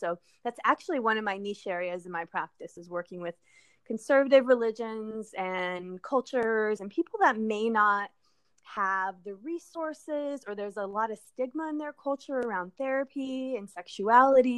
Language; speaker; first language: English; native; English